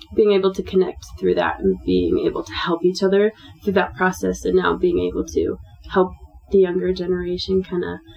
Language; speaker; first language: English; native; English